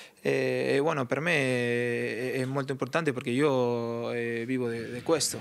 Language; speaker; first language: Italian; non-native, learner; Spanish